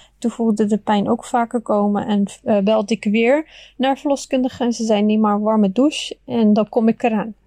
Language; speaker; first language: Dutch; early bilingual, other home language; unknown